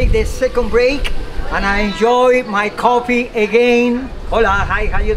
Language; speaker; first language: English; non-native, learner; Spanish